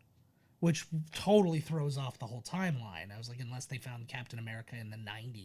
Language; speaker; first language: English; native; English